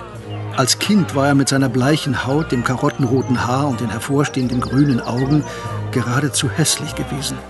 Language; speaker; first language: German; native; German